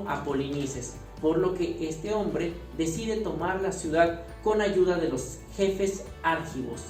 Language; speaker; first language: Spanish; native; Spanish